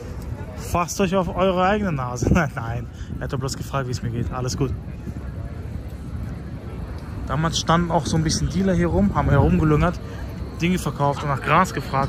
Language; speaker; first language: German; native; German